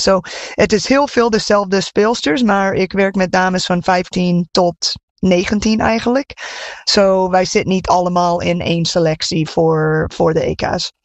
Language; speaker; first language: Dutch; non-native, fluent; English